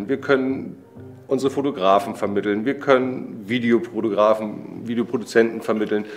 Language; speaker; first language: German; native; German